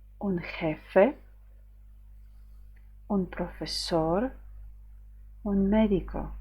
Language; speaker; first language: Spanish; non-native, fluent; Ukrainian